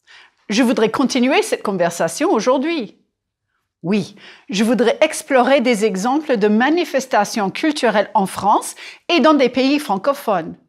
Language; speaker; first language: French; non-native, fluent; English